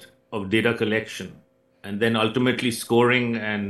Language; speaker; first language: English; non-native, local second language; Hindi